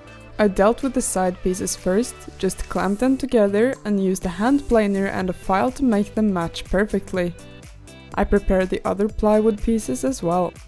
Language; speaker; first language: English; non-native, fluent; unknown